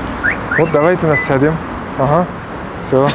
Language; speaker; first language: Russian; non-native, local second language; Uzbek